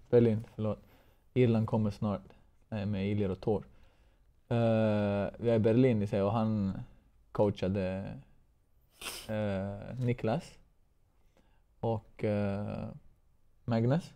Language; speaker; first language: Swedish; non-native, fluent; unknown